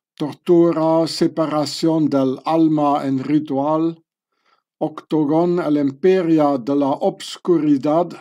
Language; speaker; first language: Spanish; non-native, learner; French